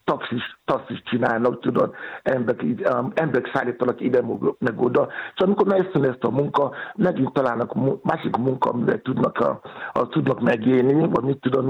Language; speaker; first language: Hungarian; non-native, learner; Yoruba